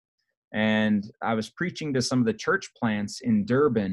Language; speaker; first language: English; native; English